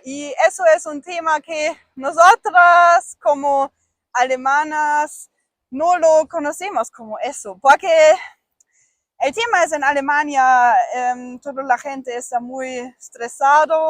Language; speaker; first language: Spanish; non-native, fluent; German